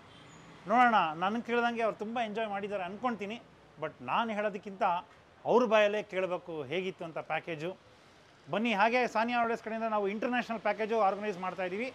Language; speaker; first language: Kannada; native; Kannada